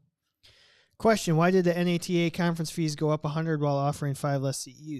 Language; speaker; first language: English; native; English